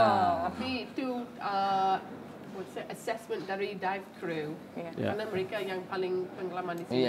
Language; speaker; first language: Indonesian; non-native, fluent; English